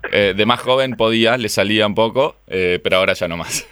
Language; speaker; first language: Spanish; native; Spanish